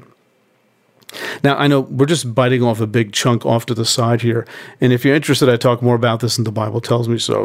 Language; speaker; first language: English; native; English